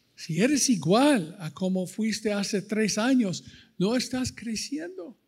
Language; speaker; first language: Spanish; non-native, fluent; English